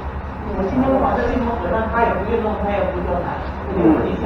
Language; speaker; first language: Chinese; native; Chinese